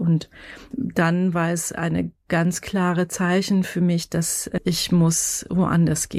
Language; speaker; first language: German; non-native, fluent; Persian